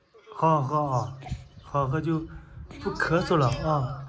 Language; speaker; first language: Chinese; native; Chinese